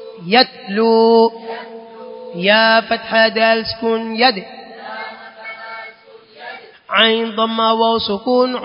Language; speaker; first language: Arabic; non-native, learner; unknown